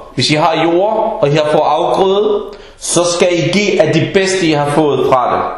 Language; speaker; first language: Danish; early bilingual, other home language; Arabic